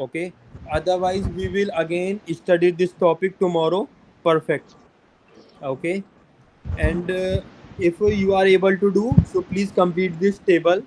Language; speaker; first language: English; non-native, local second language; Hindi